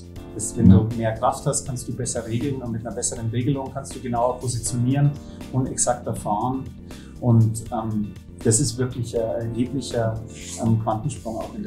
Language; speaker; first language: German; native; German